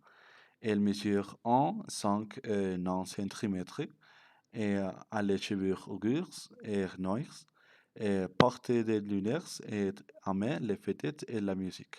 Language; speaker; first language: French; non-native, learner; Spanish